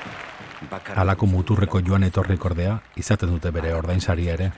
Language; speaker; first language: Basque; native; Basque